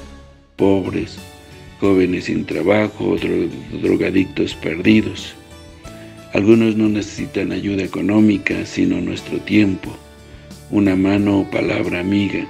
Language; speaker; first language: Spanish; native; Spanish